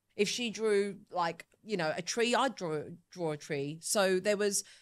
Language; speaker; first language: English; early bilingual, other home language; Italian